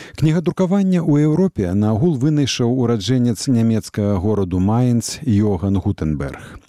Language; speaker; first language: Belarusian; native; Belarusian